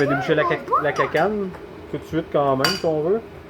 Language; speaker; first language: French; native; French